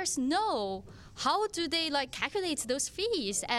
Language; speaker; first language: English; non-native, fluent; Chinese